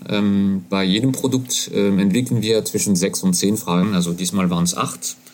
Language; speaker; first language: German; non-native, fluent; French